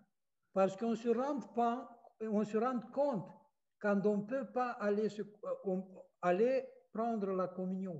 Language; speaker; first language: French; non-native, fluent; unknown